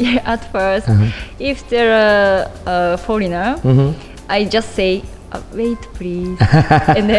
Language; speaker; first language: English; non-native, learner; Japanese